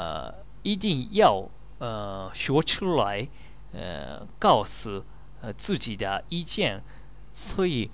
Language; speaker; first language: Chinese; non-native, learner; Japanese